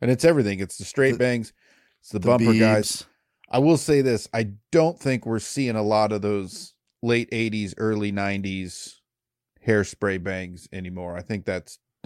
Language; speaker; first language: English; native; English